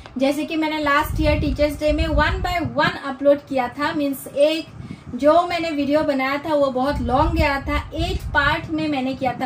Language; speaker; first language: Hindi; non-native, local second language; Bangla